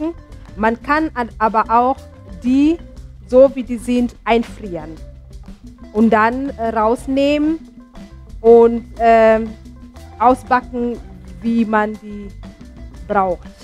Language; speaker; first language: German; non-native, fluent; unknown